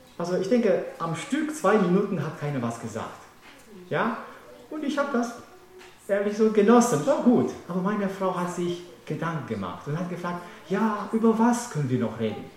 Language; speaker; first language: German; non-native, fluent; Romanian